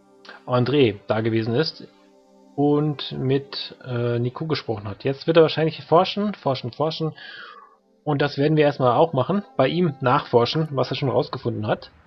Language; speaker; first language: German; native; German